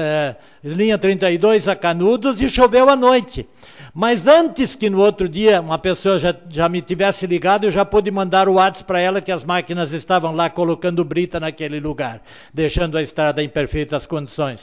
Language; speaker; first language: Portuguese; native; Portuguese